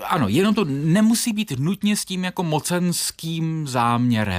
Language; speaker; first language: Czech; native; Czech